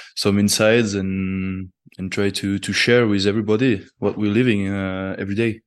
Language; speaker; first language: English; non-native, fluent; French